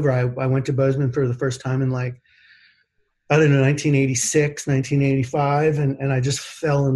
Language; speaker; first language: English; native; English